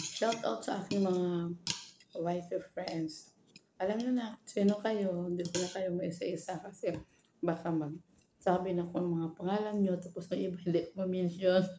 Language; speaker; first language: Filipino; non-native, local second language; Cebuano